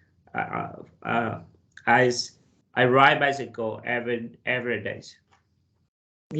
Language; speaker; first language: English; non-native, learner; Vietnamese